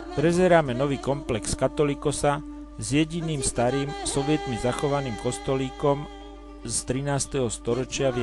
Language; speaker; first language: Slovak; native; Slovak